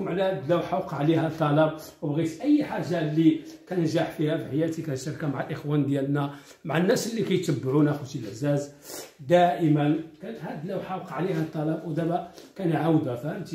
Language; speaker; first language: Arabic; native; Arabic